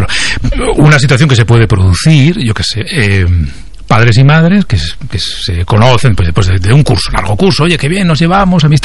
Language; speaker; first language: Spanish; native; Spanish